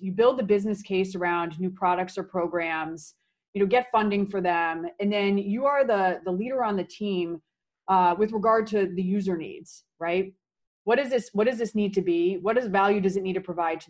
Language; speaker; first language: English; native; English